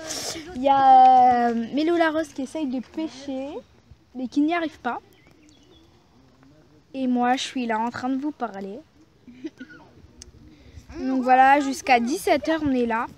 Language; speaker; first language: French; native; French